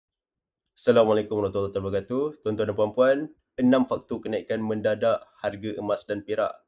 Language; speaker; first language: Malay; native; Malay